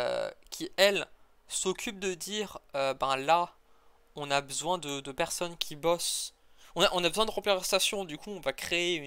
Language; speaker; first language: French; native; French